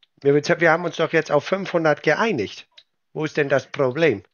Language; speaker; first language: German; native; German